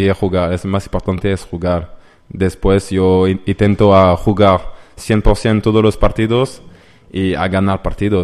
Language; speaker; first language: Spanish; non-native, learner; French